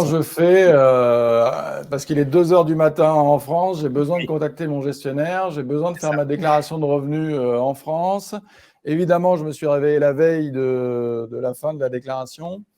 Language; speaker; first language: French; native; French